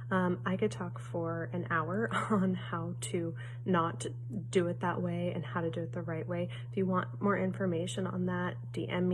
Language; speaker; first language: English; native; English